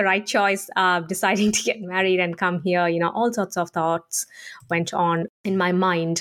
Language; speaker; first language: English; non-native, local second language; Tamil